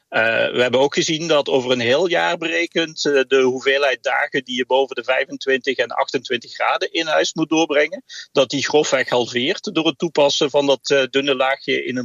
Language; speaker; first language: Dutch; native; Dutch